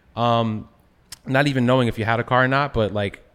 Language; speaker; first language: English; native; English